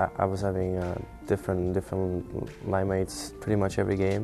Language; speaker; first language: English; non-native, fluent; Czech